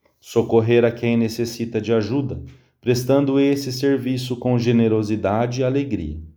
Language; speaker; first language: Portuguese; native; Portuguese